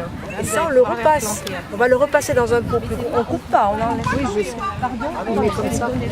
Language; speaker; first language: French; native; French